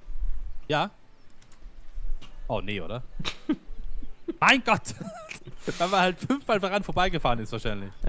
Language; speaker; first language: German; native; German